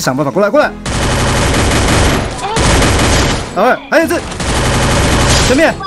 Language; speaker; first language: Chinese; native; Chinese